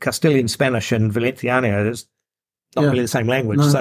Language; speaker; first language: English; native; English